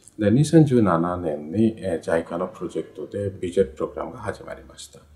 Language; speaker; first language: Japanese; non-native, fluent; Bangla